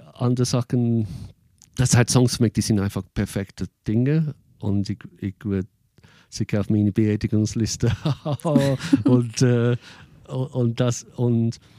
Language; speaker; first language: German; non-native, fluent; English